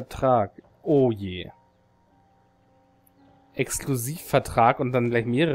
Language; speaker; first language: German; native; German